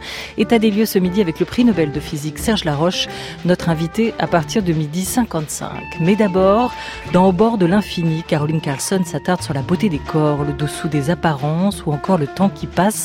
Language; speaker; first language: French; native; French